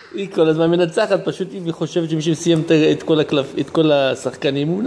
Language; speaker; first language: Hebrew; native; Hebrew